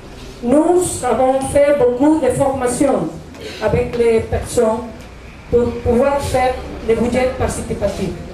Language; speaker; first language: French; non-native, learner; Spanish